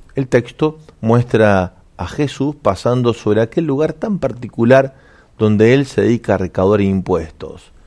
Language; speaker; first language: Spanish; native; Spanish